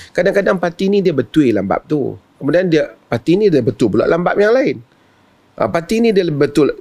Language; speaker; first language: Malay; native; Malay